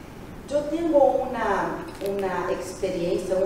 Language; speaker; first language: Spanish; non-native, learner; Portuguese